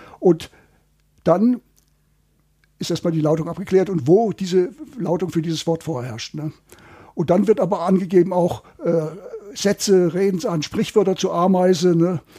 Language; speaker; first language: German; native; German